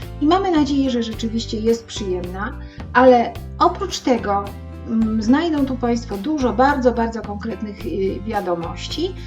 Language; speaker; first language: Polish; native; Polish